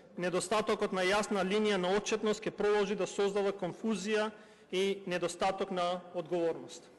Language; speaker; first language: Macedonian; non-native, local second language; Albanian